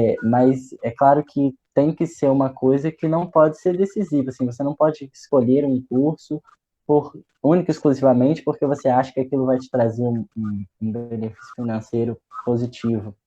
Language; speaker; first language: Portuguese; native; Portuguese